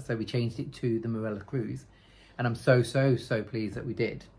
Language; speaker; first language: English; native; English